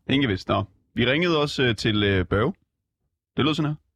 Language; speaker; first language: Danish; native; Danish